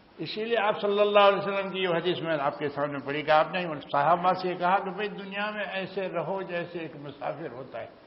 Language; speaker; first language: Urdu; non-native, local second language; Gujarati